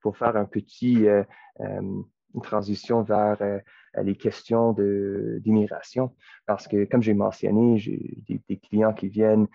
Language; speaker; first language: French; non-native, local second language; English